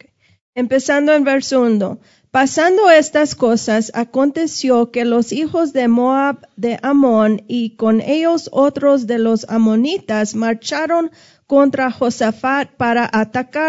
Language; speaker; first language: Spanish; non-native, fluent; English